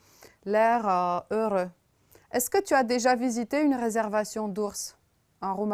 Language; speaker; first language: French; non-native, fluent; Romanian